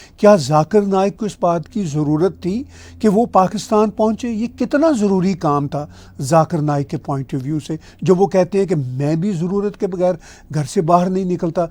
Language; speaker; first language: Urdu; non-native, local second language; Punjabi